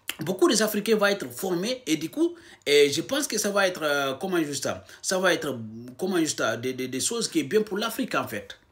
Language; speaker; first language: French; non-native, local second language; Fula